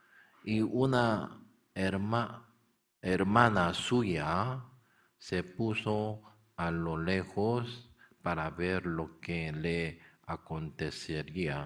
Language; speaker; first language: Spanish; non-native, learner; Korean